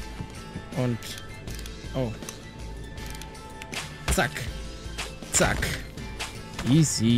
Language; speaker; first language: German; native; German